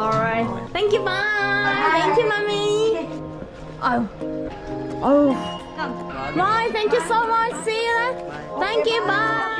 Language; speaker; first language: English; non-native, learner; Korean